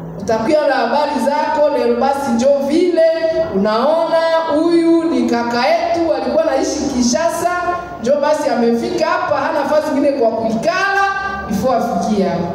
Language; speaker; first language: Swahili; native; Swahili